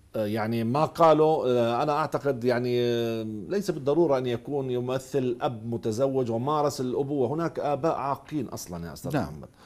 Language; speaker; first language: Arabic; native; Arabic